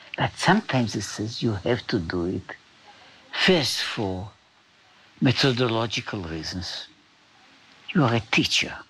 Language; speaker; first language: English; non-native, fluent; Hebrew